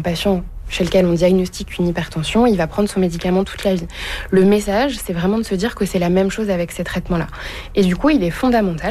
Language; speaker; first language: French; native; French